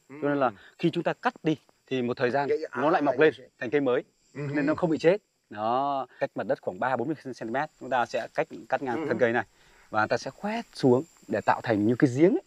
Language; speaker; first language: Vietnamese; native; Vietnamese